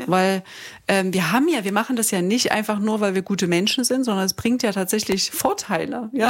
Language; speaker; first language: German; native; German